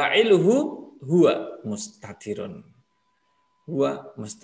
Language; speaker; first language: Arabic; non-native, fluent; Indonesian